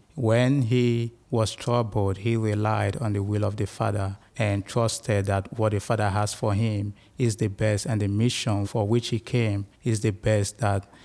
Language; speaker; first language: English; non-native, local second language; Igbo